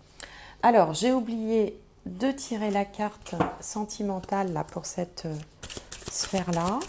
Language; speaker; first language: French; native; French